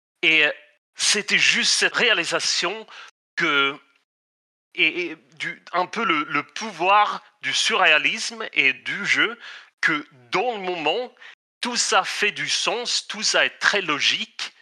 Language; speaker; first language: French; non-native, fluent; Swedish